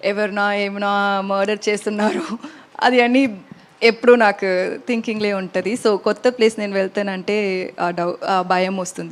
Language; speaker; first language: Telugu; non-native, learner; Tamil